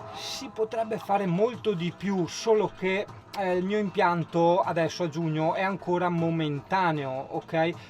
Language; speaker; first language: Italian; native; Italian